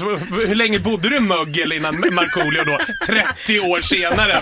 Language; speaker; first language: Swedish; native; Swedish